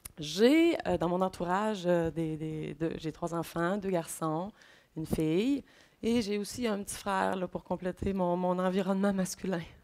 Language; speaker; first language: French; native; French